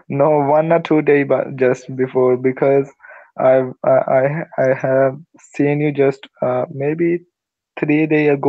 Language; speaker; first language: English; non-native, learner; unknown